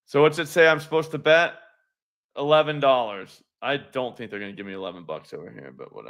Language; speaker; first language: English; native; English